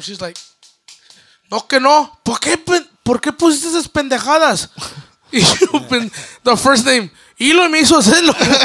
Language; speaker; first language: Spanish; early bilingual, heritage; Spanish